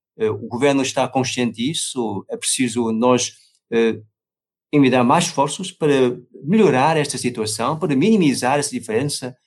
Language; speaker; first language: Portuguese; non-native, fluent; Chinese